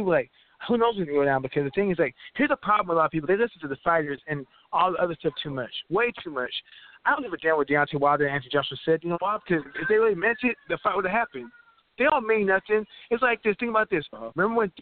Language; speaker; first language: English; native; English